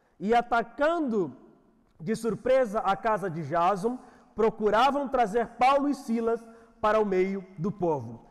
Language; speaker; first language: Portuguese; native; Portuguese